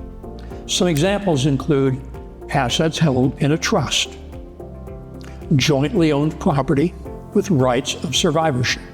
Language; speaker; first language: English; native; English